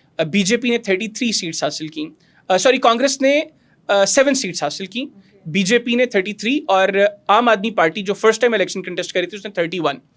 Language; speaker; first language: Urdu; non-native, local second language; Pashto